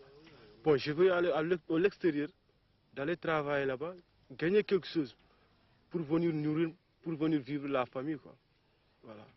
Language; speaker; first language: French; non-native, local second language; Soninke